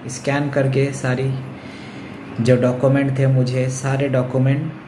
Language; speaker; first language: Hindi; non-native, local second language; Urdu